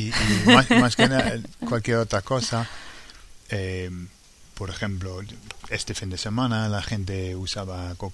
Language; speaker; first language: Spanish; non-native, fluent; English